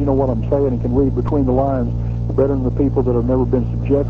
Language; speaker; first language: English; native; English